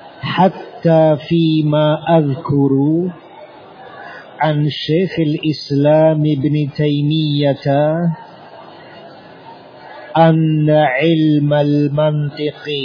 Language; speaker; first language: Arabic; non-native, fluent; Indonesian